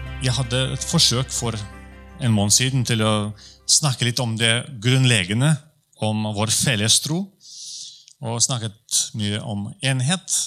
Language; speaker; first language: Norwegian; non-native, fluent; Polish